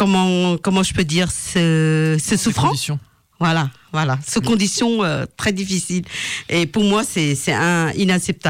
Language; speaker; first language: French; non-native, fluent; Lao